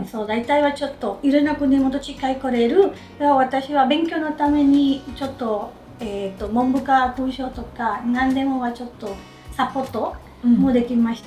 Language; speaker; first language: Japanese; non-native, learner; Spanish